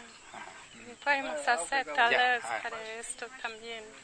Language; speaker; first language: Spanish; non-native, learner; English